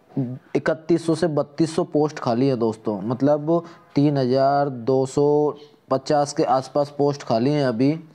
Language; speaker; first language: Hindi; native; Hindi